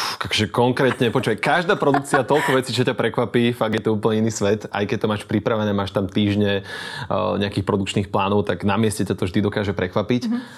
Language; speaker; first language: Slovak; native; Slovak